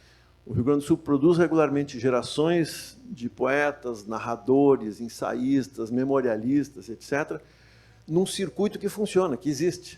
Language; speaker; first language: Portuguese; native; Portuguese